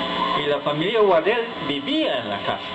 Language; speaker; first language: Spanish; non-native, fluent; English